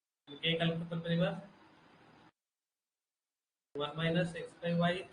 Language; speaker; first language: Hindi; non-native, local second language; Odia